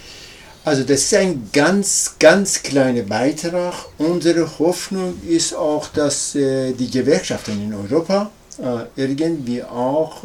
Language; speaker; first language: German; non-native, learner; Persian